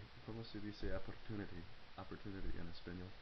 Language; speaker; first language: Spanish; non-native, learner; English